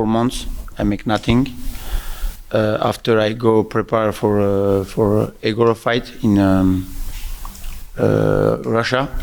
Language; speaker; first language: English; non-native, learner; French